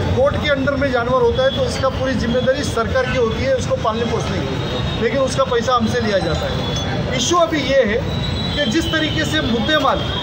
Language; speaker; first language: Hindi; native; Hindi